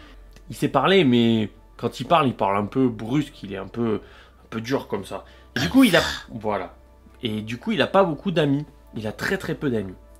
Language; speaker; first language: French; native; French